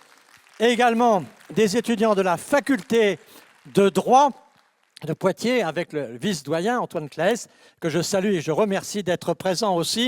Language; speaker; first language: French; native; French